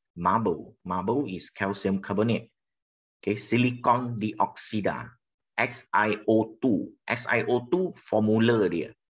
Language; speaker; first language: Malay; non-native, local second language; Chinese